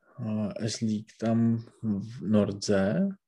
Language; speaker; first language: German; non-native, learner; Czech